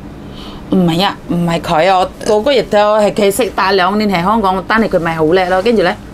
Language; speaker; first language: Cantonese; non-native, fluent; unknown